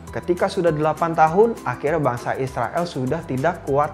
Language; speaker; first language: Indonesian; native; Indonesian